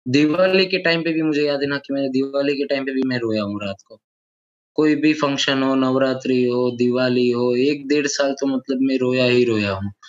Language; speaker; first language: Hindi; non-native, local second language; Gujarati